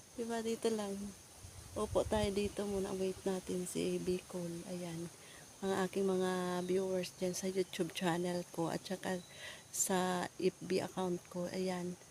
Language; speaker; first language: Filipino; non-native, local second language; Hiligaynon